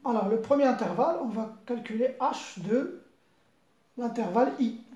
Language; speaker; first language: French; non-native, local second language; Arabic